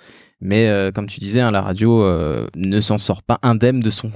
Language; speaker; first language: French; native; French